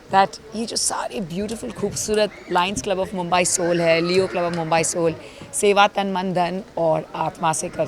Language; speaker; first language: Hindi; native; Hindi